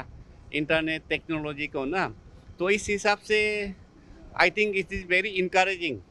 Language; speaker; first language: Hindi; non-native, local second language; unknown